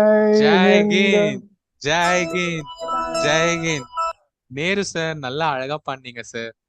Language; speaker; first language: Tamil; native; Tamil